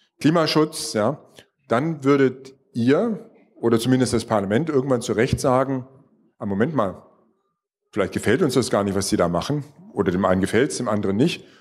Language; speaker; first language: German; native; German